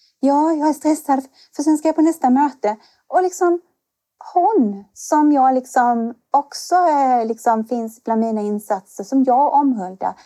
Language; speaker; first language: Swedish; native; Swedish